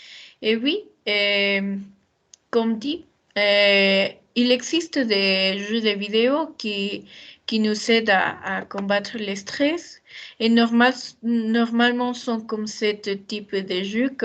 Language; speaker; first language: French; non-native, learner; Spanish